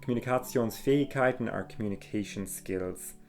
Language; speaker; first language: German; non-native, fluent; English